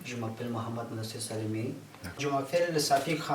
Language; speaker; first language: French; non-native, learner; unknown